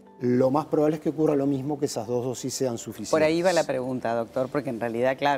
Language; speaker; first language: Spanish; native; Spanish